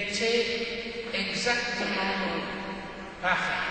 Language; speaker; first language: French; non-native, fluent; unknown